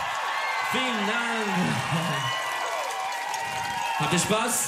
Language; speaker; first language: German; non-native, learner; Turkish